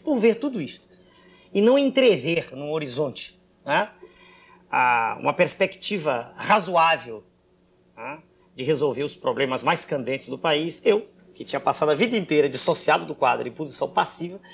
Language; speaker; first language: Portuguese; native; Portuguese